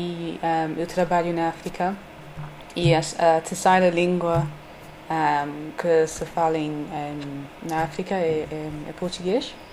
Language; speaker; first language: Portuguese; non-native, learner; English